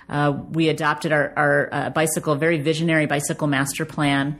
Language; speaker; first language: English; native; English